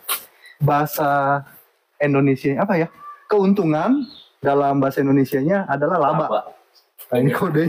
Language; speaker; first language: Indonesian; native; Indonesian